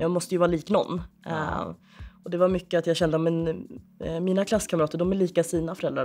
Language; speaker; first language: Swedish; native; Swedish